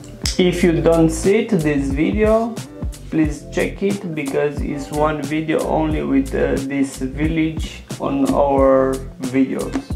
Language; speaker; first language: English; non-native, learner; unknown